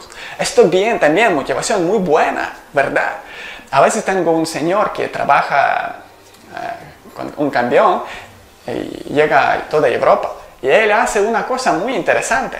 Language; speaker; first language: Spanish; non-native, learner; Ukrainian